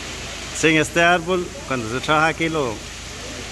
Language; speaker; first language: Spanish; native; Spanish